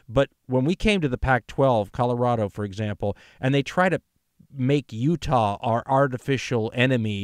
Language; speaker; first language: English; native; English